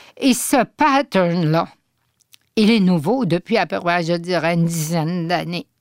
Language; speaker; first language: French; native; French